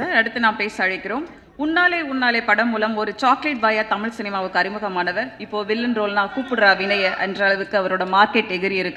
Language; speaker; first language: Tamil; native; Tamil